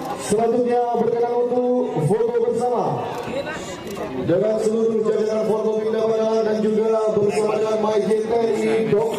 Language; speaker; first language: Indonesian; native; Indonesian